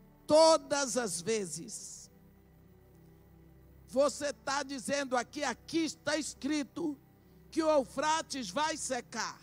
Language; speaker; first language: Portuguese; native; Portuguese